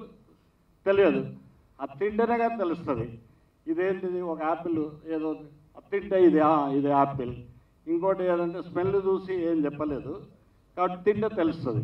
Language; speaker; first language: Telugu; native; Telugu